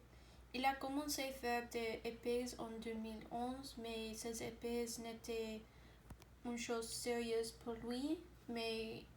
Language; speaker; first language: French; non-native, learner; English